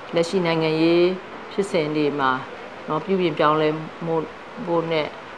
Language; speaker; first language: Burmese; non-native, local second language; S'gaw Karen